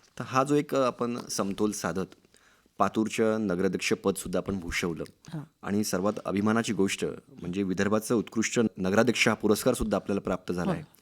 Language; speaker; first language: Marathi; native; Marathi